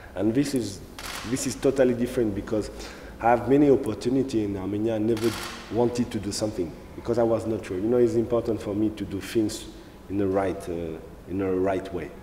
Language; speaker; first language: English; non-native, fluent; French